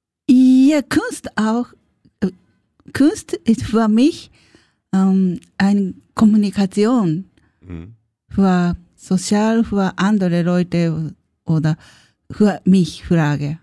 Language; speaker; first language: German; non-native, learner; Japanese